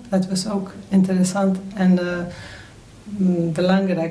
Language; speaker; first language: Dutch; non-native, learner; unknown